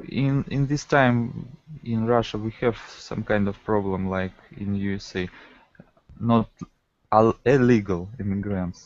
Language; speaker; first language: English; non-native, learner; Russian